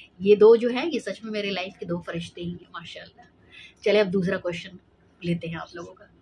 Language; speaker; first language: Hindi; native; Hindi